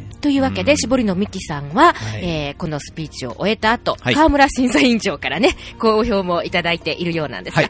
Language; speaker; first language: Japanese; native; Japanese